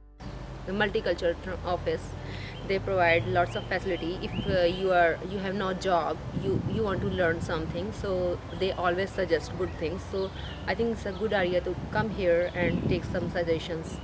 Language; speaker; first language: English; non-native, learner; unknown